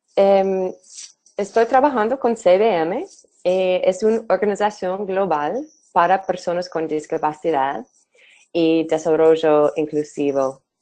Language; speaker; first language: Spanish; non-native, fluent; English